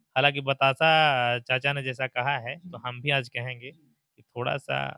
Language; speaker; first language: Hindi; native; Hindi